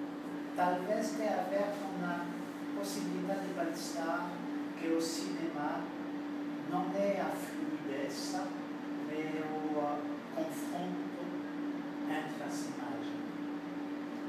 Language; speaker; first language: Portuguese; non-native, fluent; French